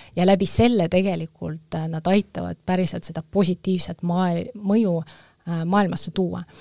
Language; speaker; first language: Estonian; non-native, local second language; Russian